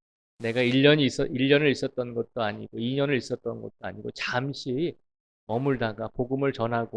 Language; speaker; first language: Korean; native; Korean